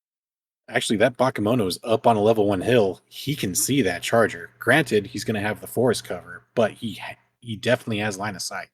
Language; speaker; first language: English; native; English